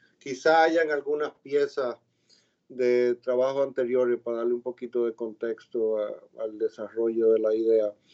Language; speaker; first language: Spanish; native; Spanish